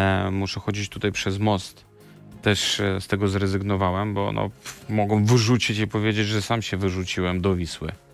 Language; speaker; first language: Polish; non-native, fluent; Belarusian